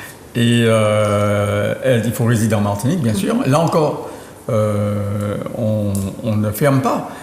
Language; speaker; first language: French; native; French